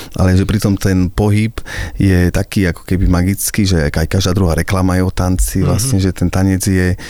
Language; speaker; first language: Slovak; native; Slovak